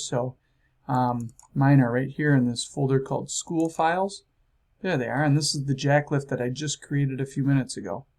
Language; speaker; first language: English; native; English